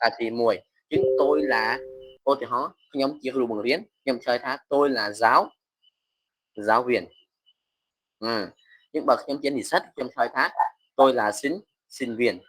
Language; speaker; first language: Vietnamese; non-native, fluent; Khmer